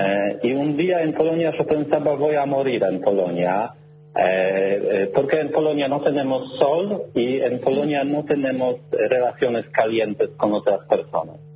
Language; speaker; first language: Spanish; non-native, learner; Polish